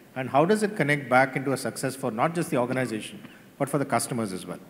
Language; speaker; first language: English; non-native, local second language; Tamil